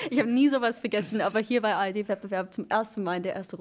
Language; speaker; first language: German; non-native, fluent; English